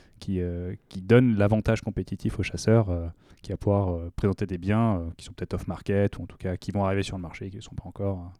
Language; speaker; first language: French; native; French